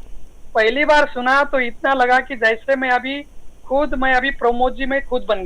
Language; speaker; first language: Hindi; non-native, local second language; Marathi